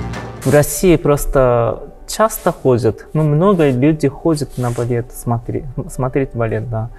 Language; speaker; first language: Russian; non-native, learner; Japanese